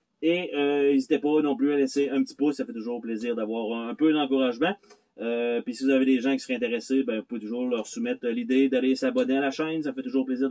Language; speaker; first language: French; native; French